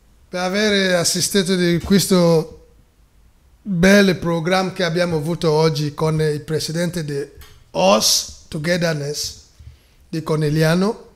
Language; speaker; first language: Italian; non-native, fluent; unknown